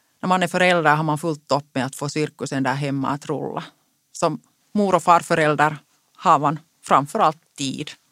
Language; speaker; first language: Swedish; non-native, local second language; Finnish